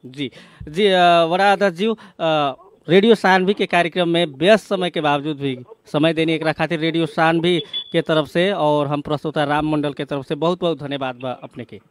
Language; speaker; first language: Bhojpuri; native; Bhojpuri